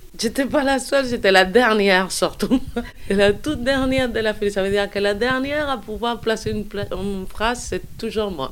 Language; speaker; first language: French; non-native, fluent; Spanish